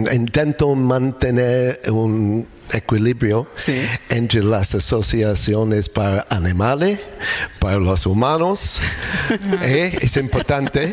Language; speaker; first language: Spanish; non-native, learner; English